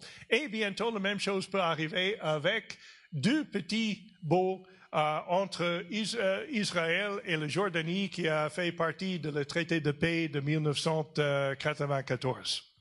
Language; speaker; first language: French; non-native, fluent; English